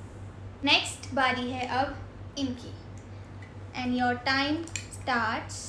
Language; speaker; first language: Hindi; native; Hindi